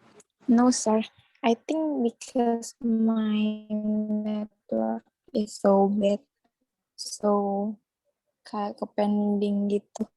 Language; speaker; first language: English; non-native, local second language; Indonesian